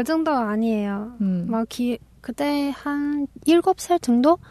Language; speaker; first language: Korean; non-native, learner; Chinese